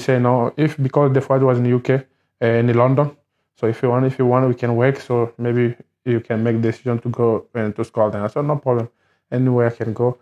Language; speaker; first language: English; non-native, learner; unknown